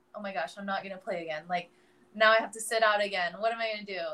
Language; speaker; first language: English; native; English